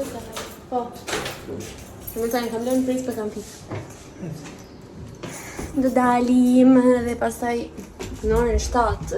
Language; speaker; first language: Albanian; early bilingual, heritage; Albanian